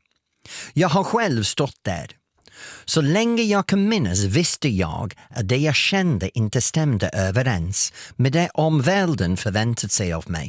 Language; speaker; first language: Swedish; non-native, fluent; English